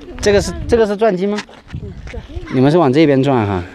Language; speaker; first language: Chinese; native; Chinese